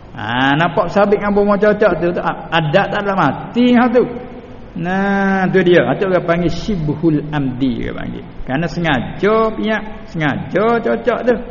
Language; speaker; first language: Malay; native; Malay